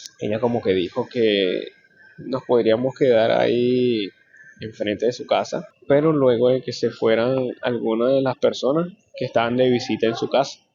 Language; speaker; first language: Spanish; native; Spanish